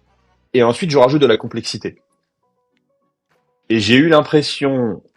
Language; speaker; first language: French; native; French